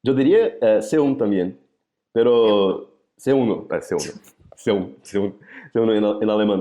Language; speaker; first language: Spanish; non-native, fluent; Portuguese